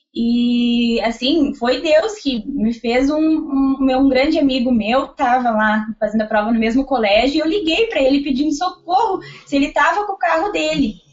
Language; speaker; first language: Portuguese; native; Portuguese